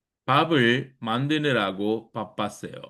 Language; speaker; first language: Korean; non-native, fluent; Sinhala